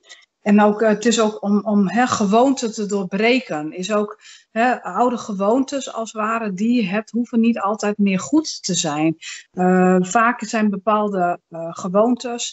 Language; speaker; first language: Dutch; native; Dutch